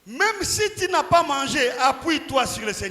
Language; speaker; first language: French; non-native, local second language; Lingala